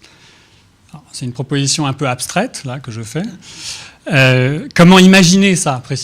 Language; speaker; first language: French; native; French